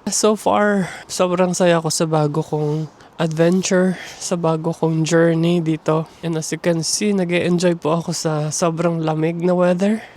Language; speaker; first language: Filipino; native; Filipino